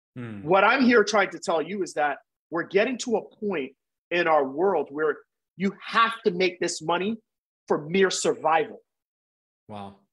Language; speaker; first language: English; native; English